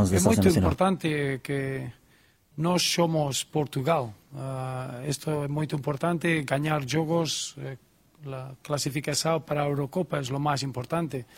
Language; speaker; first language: Portuguese; non-native, learner; Spanish